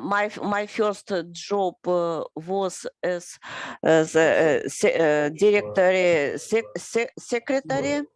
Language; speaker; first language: English; non-native, learner; Russian